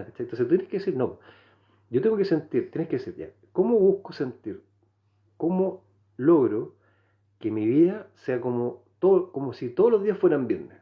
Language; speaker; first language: Spanish; native; Spanish